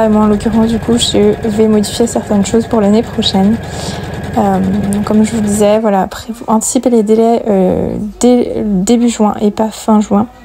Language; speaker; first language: French; native; French